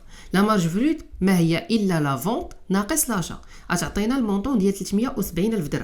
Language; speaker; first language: Arabic; native; Arabic